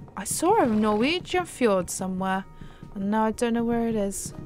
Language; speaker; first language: English; native; English